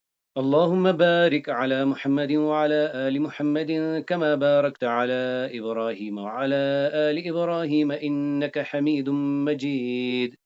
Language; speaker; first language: Arabic; non-native, fluent; Urdu